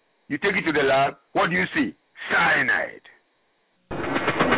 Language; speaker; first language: English; non-native, local second language; French